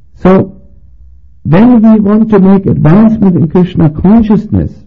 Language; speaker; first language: English; non-native, fluent; German